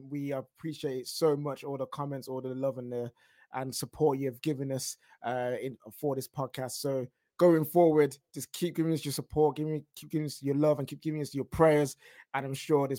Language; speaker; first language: English; native; English